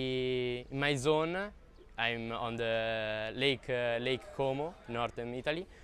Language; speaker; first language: English; non-native, learner; Italian